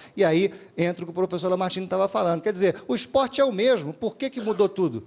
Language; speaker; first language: Portuguese; native; Portuguese